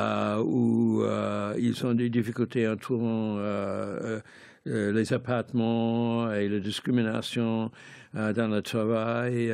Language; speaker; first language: French; non-native, fluent; English